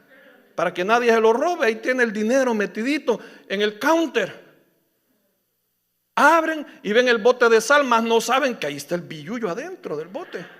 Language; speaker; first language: Spanish; native; Spanish